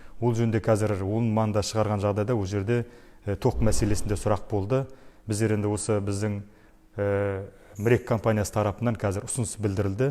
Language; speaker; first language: Kazakh; native; Kazakh